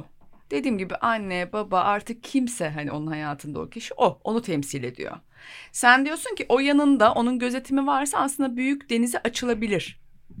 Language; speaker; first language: Turkish; native; Turkish